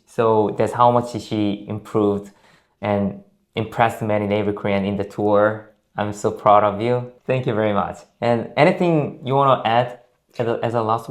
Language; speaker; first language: English; non-native, fluent; Korean